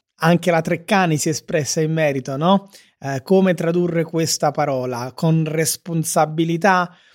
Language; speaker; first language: Italian; native; Italian